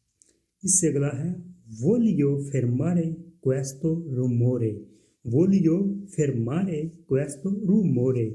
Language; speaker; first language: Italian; non-native, fluent; Punjabi